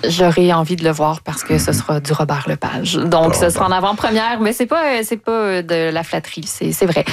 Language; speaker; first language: French; native; French